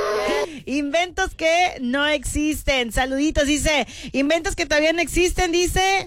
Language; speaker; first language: Spanish; native; Spanish